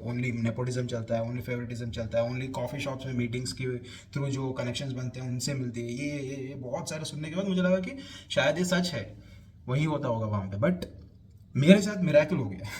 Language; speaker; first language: Hindi; non-native, local second language; Telugu